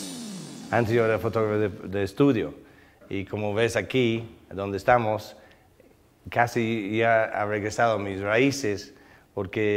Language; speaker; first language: Spanish; non-native, fluent; English